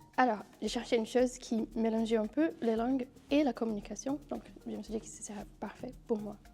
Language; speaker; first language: French; non-native, fluent; Portuguese